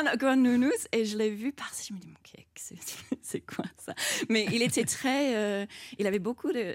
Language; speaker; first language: French; non-native, fluent; English